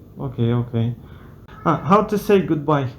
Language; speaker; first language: English; non-native, learner; Russian